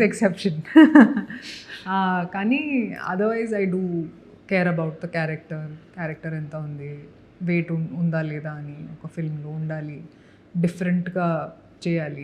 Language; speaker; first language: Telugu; non-native, fluent; Hindi